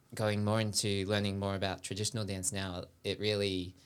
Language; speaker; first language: English; native; English